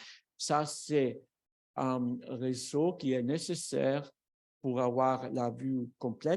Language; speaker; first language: French; non-native, fluent; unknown